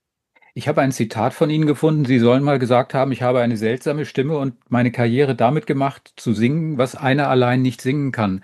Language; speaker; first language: German; native; German